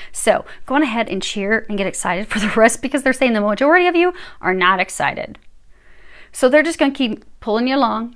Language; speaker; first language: English; native; English